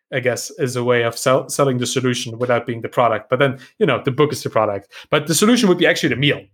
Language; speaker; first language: English; non-native, fluent; German